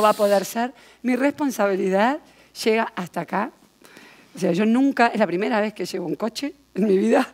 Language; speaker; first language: Spanish; native; Spanish